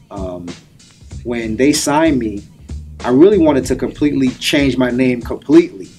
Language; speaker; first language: English; native; English